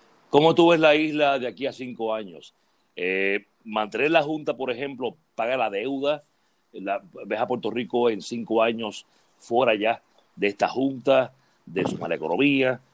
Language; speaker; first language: Spanish; native; Spanish